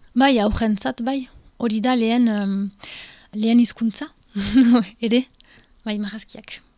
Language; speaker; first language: Basque; non-native, local second language; French